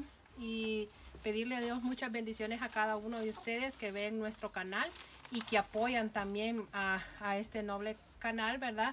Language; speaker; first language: Spanish; native; Spanish